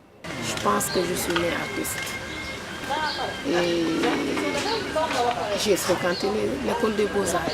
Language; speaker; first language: French; non-native, local second language; Wolof